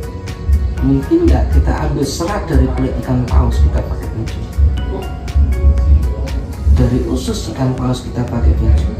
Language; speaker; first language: Indonesian; native; Indonesian